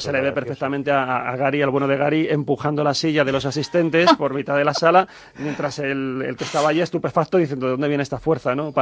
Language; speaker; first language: Spanish; native; Spanish